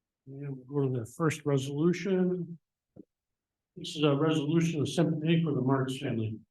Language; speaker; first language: English; native; English